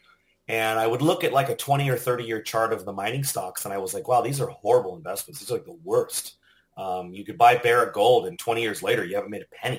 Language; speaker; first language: English; native; English